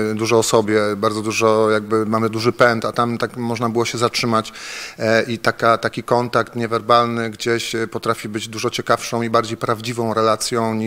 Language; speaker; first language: Polish; native; Polish